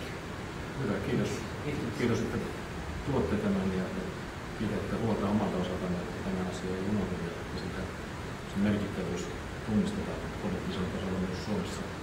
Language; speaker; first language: Finnish; native; Finnish